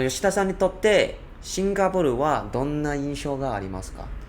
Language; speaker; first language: Japanese; non-native, learner; Cantonese